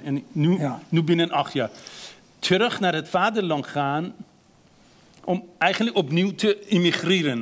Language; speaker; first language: Dutch; non-native, fluent; Persian